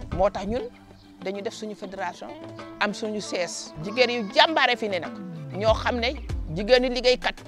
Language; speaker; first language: Wolof; non-native, local second language; Serer